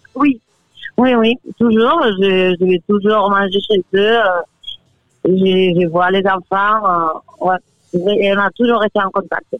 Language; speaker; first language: French; non-native, fluent; Spanish